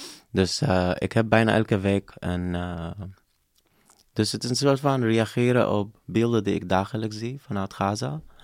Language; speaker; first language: Dutch; non-native, fluent; Arabic